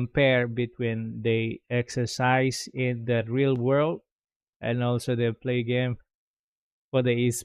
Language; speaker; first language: English; non-native, fluent; Indonesian